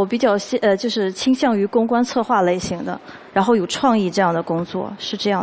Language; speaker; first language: Chinese; native; Chinese